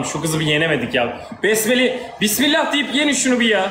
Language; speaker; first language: Turkish; native; Turkish